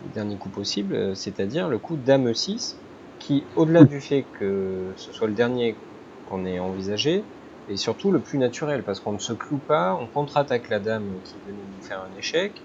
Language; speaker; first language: French; native; French